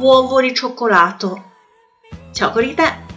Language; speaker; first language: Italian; non-native, fluent; Chinese